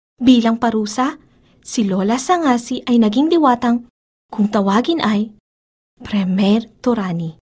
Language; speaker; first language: Filipino; native; Filipino